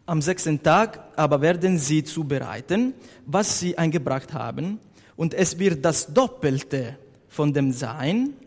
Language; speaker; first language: German; non-native, learner; Italian